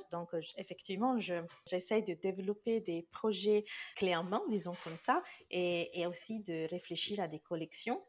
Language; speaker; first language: French; non-native, fluent; Italian